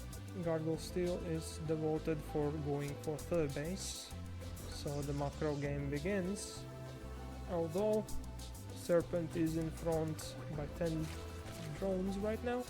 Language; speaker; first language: English; non-native, fluent; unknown